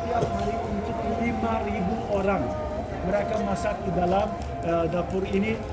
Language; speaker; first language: Indonesian; non-native, fluent; Turkish